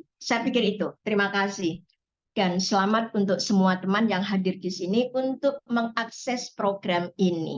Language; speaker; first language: Indonesian; native; Indonesian